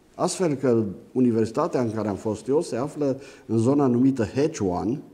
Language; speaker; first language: Romanian; native; Romanian